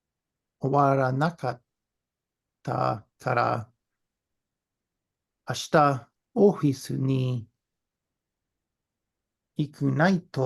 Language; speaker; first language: Japanese; non-native, learner; English